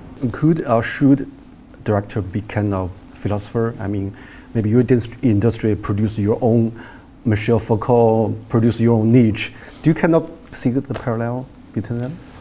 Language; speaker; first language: English; non-native, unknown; Chinese